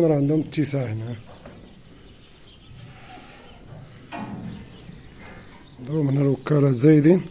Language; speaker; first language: Arabic; native; Arabic